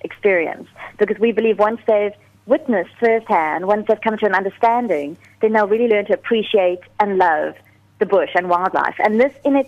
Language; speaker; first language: English; native; English